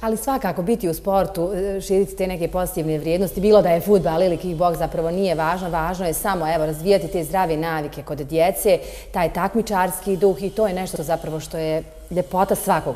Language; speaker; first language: Serbian; native; Serbian